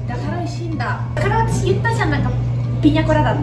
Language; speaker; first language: Japanese; non-native, fluent; Italian